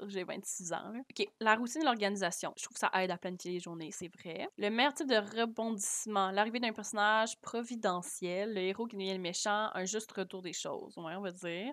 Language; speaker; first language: French; native; French